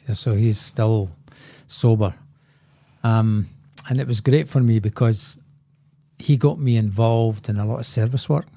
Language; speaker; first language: English; native; English